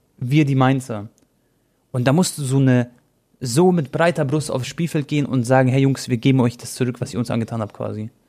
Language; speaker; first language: German; early bilingual, other home language; Croatian